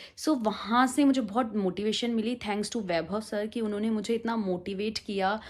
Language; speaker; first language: Hindi; native; Hindi